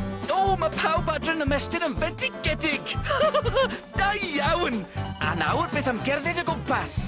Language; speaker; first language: Welsh; native; Welsh